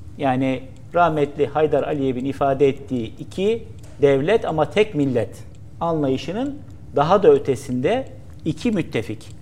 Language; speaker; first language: Turkish; native; Turkish